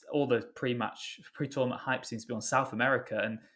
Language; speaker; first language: English; native; English